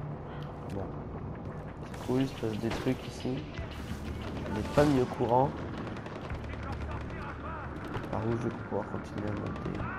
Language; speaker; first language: French; native; French